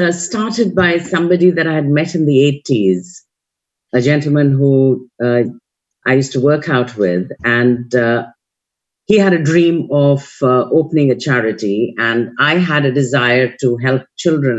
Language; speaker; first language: English; non-native, local second language; Hindi